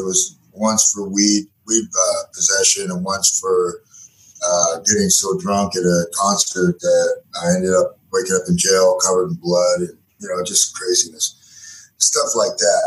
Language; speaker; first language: English; native; English